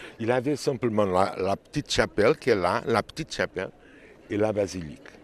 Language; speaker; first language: French; non-native, fluent; Portuguese